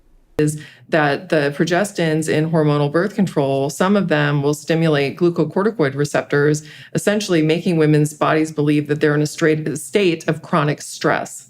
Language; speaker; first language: English; native; English